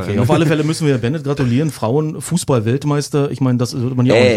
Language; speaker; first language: German; native; German